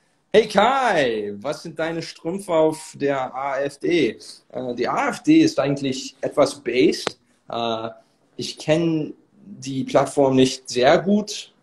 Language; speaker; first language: German; non-native, learner; English